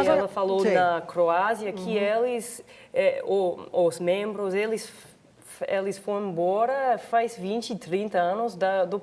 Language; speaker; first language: Portuguese; non-native, fluent; English